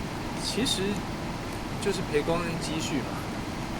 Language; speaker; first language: Chinese; native; Chinese